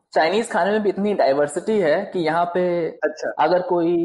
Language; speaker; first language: Hindi; native; Hindi